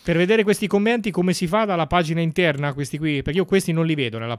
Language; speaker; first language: Italian; native; Italian